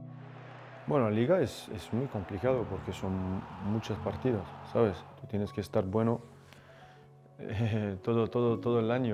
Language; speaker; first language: Spanish; non-native, fluent; French